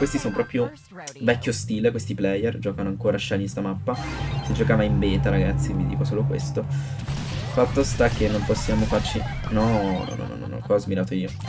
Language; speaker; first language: Italian; native; Italian